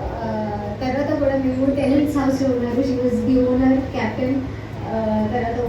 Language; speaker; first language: Telugu; non-native, learner; Hindi